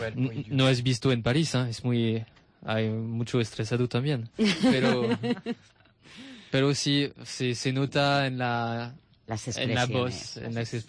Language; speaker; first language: Spanish; non-native, learner; French